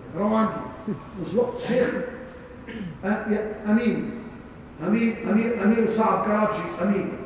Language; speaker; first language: Urdu; non-native, learner; Arabic